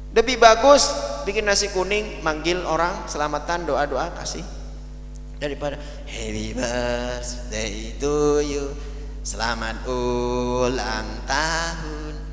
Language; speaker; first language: Indonesian; non-native, local second language; Madurese